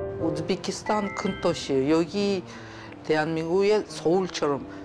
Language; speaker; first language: Korean; non-native, learner; Russian